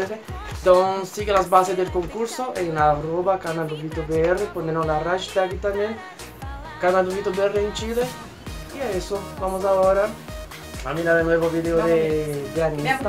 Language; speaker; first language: Spanish; non-native, fluent; Portuguese